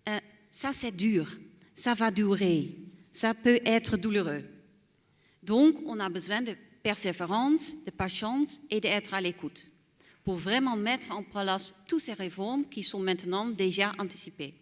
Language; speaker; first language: French; non-native, fluent; Dutch